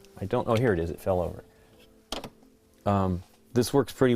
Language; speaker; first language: English; native; English